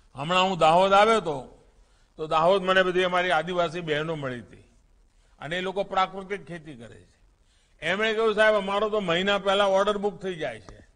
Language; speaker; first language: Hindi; non-native, local second language; Gujarati